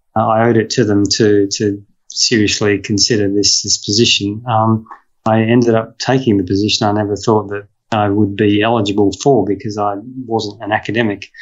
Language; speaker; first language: English; native; English